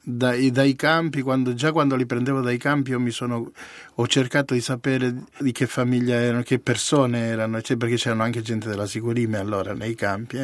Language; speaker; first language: Italian; native; Italian